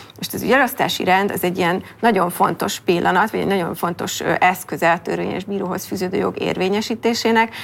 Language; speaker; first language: Hungarian; native; Hungarian